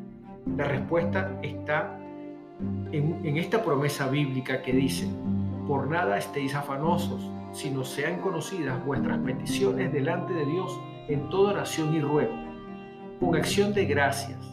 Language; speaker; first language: Spanish; native; Spanish